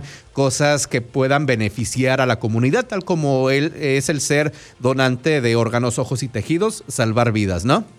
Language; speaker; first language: Spanish; native; Spanish